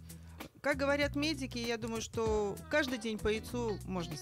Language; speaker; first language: Russian; native; Russian